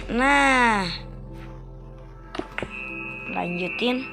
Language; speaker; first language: Indonesian; native; Indonesian